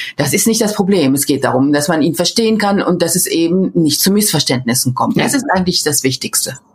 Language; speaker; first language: German; native; German